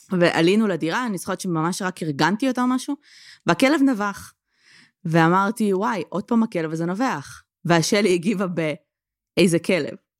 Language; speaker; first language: Hebrew; native; Hebrew